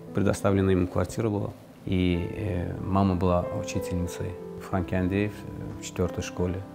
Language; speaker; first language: Russian; non-native, local second language; Azerbaijani